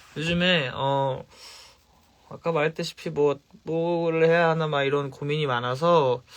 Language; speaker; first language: Korean; native; Korean